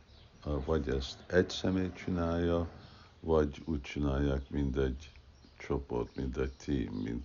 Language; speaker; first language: Hungarian; early bilingual, heritage; Hungarian